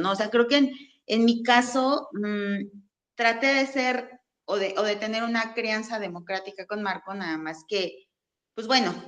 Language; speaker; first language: Spanish; native; Spanish